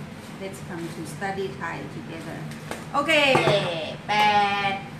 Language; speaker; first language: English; non-native, learner; Thai